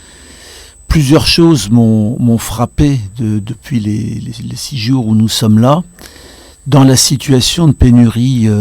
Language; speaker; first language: French; native; French